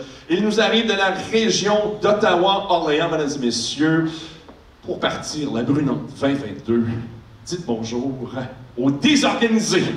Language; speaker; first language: French; native; French